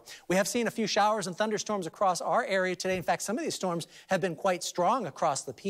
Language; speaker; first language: English; native; English